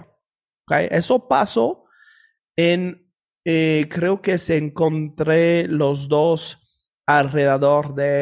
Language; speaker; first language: Spanish; non-native, fluent; French